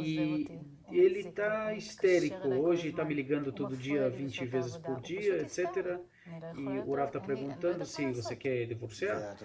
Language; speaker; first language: Portuguese; non-native, fluent; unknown